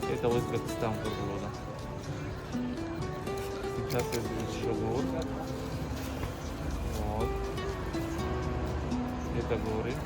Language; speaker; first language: Russian; non-native, learner; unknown